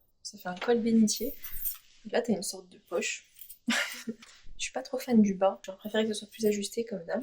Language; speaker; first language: French; native; French